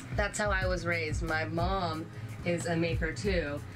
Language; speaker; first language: English; native; English